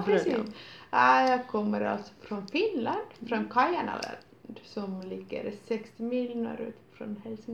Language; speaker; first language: Swedish; non-native, local second language; Finnish